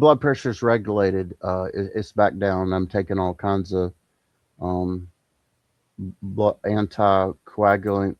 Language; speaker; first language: English; native; English